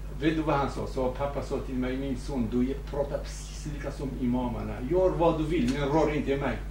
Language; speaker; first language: Swedish; non-native, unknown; Kurdish